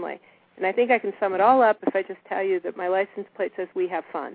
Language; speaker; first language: English; native; English